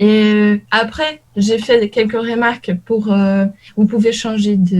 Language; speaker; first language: French; non-native, learner; Portuguese